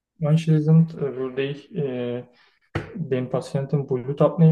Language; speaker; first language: German; non-native, learner; Turkish